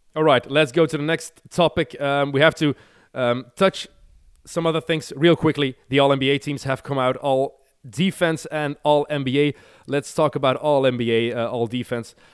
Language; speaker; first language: English; non-native, fluent; Dutch